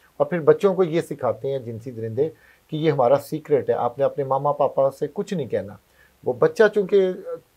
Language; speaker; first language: Urdu; non-native, local second language; Punjabi